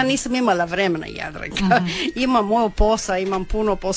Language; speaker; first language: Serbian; early bilingual, heritage; Croatian